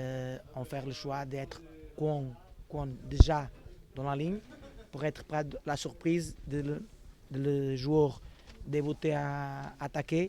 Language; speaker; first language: French; non-native, fluent; Portuguese